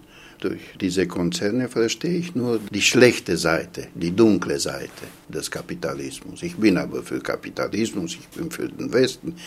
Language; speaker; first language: German; non-native, fluent; Romanian